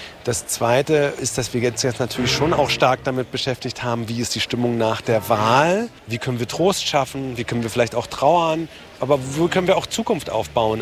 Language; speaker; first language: German; native; German